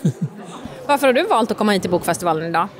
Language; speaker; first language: Swedish; native; Swedish